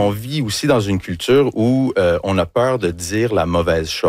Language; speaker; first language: French; early bilingual, other home language; English